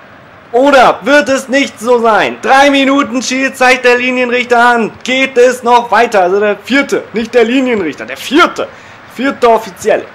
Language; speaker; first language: German; native; German